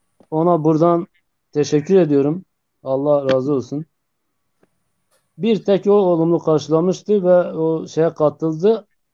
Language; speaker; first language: Turkish; non-native, local second language; Zaza